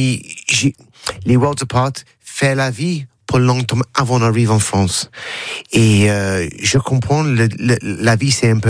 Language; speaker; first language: French; non-native, learner; English